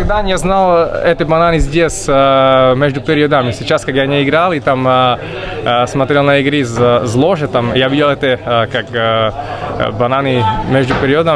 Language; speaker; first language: Russian; non-native, learner; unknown